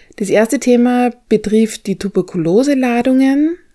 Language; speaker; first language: German; native; German